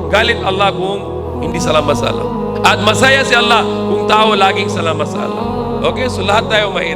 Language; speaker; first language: Filipino; non-native, learner; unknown